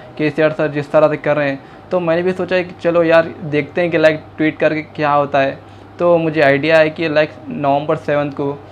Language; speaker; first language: Hindi; non-native, local second language; Urdu